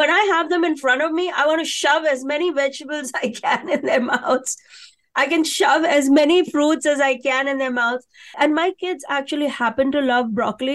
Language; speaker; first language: English; non-native, local second language; Hindi